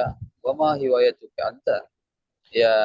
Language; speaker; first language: Arabic; non-native, learner; Indonesian